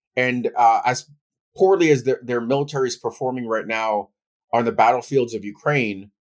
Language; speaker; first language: English; native; English